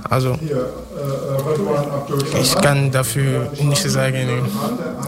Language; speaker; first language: German; non-native, fluent; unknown